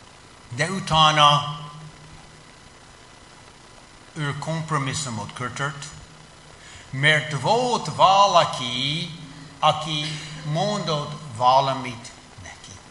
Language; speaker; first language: Hungarian; non-native, fluent; English